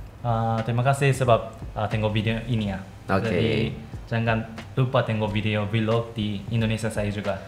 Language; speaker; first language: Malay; non-native, fluent; Japanese